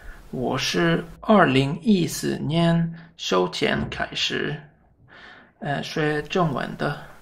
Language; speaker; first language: Chinese; non-native, learner; Swedish